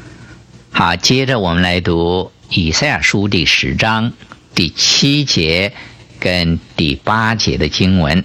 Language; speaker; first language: Chinese; native; Chinese